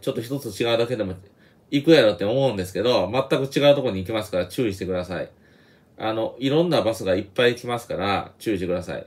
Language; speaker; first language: Japanese; native; Japanese